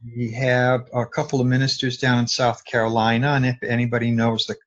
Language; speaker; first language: English; native; English